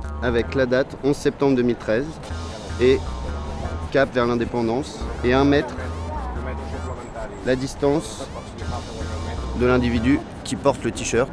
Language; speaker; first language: French; native; French